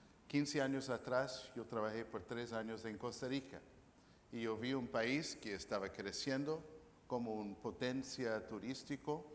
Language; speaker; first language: Spanish; non-native, fluent; English